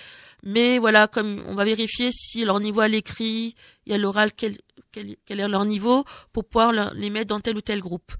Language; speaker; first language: French; native; French